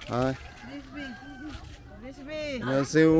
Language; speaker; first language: Korean; non-native, learner; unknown